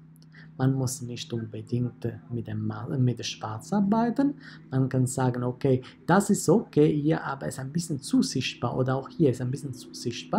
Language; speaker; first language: German; non-native, fluent; Italian